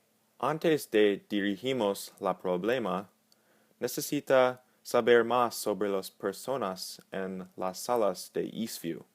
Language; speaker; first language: Spanish; non-native, learner; English